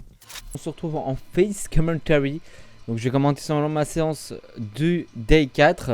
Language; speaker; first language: French; native; French